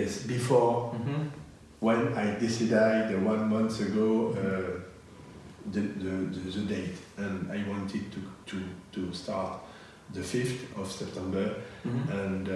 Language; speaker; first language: English; non-native, learner; French